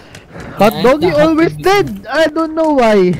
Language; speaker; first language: English; non-native, local second language; Filipino